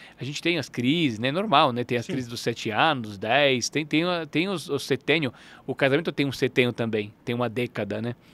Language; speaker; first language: Portuguese; non-native, fluent; Italian